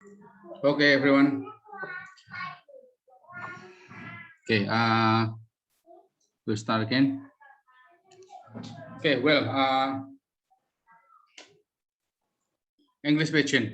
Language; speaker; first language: English; non-native, fluent; Indonesian